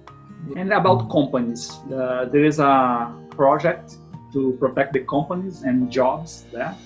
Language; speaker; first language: English; non-native, learner; Portuguese